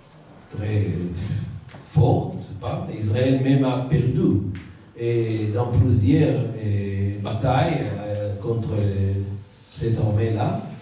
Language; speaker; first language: French; non-native, learner; Hebrew